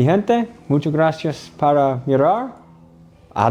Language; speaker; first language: Spanish; non-native, learner; English